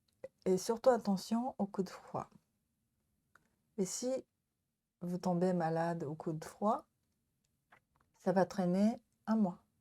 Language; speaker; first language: French; non-native, learner; Japanese